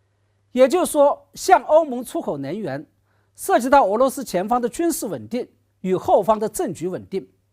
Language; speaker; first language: Chinese; native; Chinese